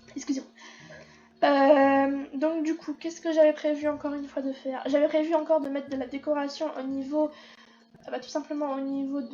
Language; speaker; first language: French; native; French